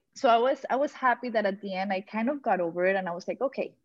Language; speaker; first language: English; non-native, fluent; Spanish